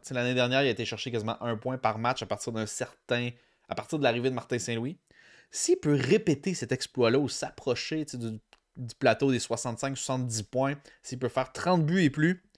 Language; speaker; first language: French; native; French